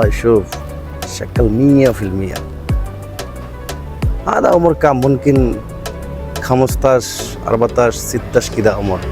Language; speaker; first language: Arabic; non-native, learner; Bangla